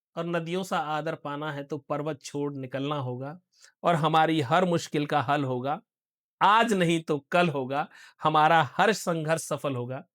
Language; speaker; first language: Hindi; native; Hindi